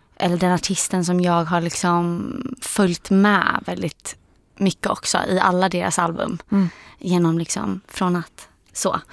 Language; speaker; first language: Swedish; native; Swedish